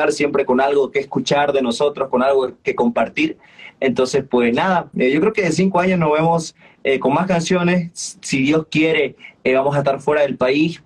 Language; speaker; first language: Spanish; native; Spanish